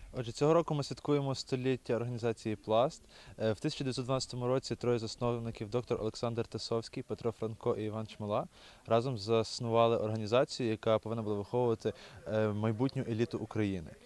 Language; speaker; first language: Ukrainian; native; Ukrainian